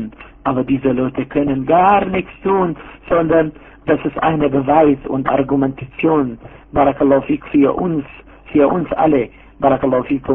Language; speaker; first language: German; non-native, fluent; Arabic